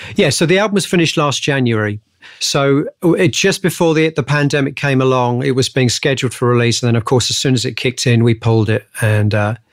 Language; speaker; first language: English; native; English